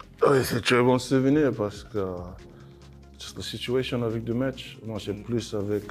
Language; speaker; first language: French; non-native, learner; English